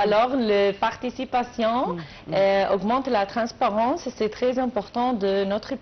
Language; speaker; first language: French; non-native, learner; Arabic